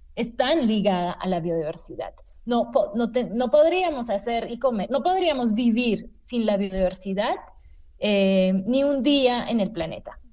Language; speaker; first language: Spanish; non-native, fluent; French